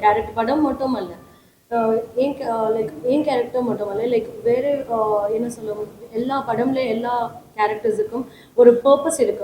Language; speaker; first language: Tamil; non-native, fluent; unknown